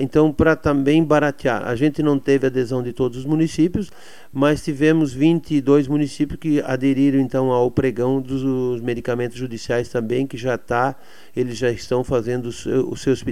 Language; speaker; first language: Portuguese; native; Portuguese